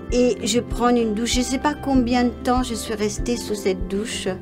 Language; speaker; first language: French; non-native, local second language; Morisyen